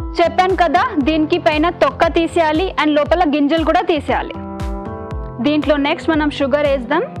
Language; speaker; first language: Telugu; non-native, local second language; Hindi